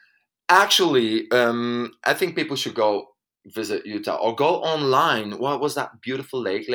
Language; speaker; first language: English; non-native, fluent; Dutch